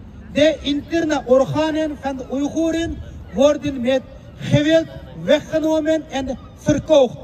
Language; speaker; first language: Dutch; non-native, fluent; Uyghur